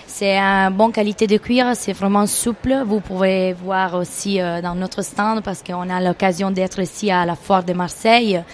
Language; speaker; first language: French; non-native, fluent; Italian